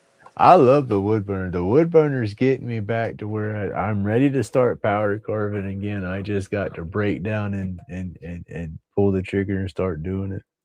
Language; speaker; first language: English; native; English